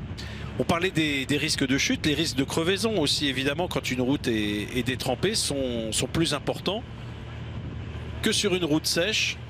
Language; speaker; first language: French; native; French